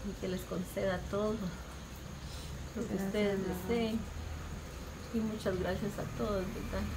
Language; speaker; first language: Spanish; native; Spanish